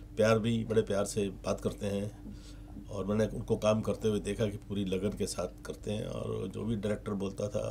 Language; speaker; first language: Hindi; native; Hindi